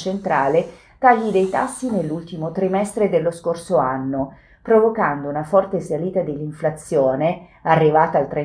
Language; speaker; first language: Italian; native; Italian